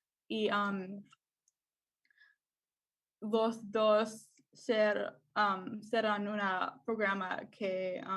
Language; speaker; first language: Spanish; non-native, learner; English